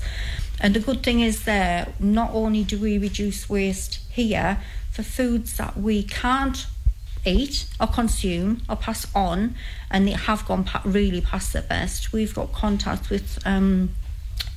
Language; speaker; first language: English; native; English